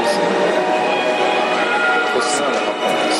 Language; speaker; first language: Spanish; non-native, learner; Japanese